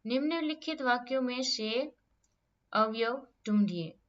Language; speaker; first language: Hindi; non-native, local second language; Gujarati